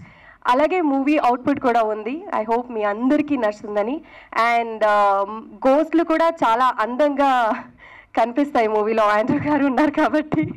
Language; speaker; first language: Telugu; non-native, fluent; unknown